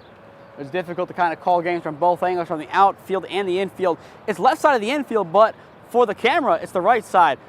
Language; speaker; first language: English; native; English